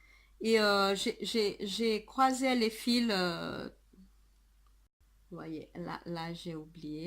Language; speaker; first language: French; non-native, fluent; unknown